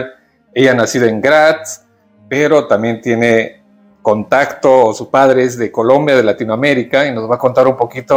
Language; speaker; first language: Spanish; native; Spanish